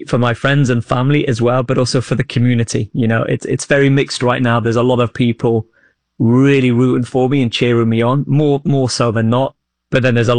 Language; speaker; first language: English; native; English